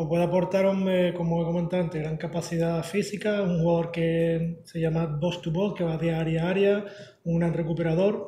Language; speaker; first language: Spanish; native; Spanish